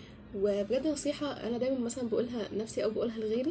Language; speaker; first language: Arabic; native; Arabic